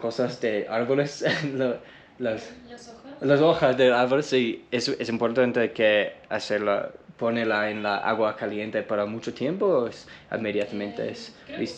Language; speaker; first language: Spanish; non-native, learner; English